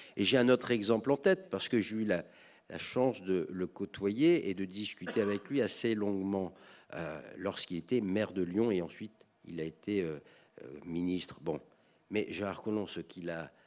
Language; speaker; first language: French; native; French